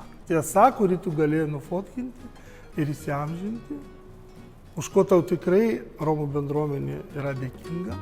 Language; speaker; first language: Lithuanian; non-native, local second language; Romany